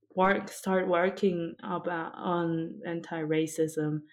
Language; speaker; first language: English; early bilingual, other home language; Korean